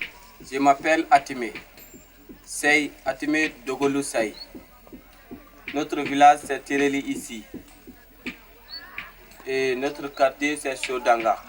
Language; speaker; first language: French; non-native, learner; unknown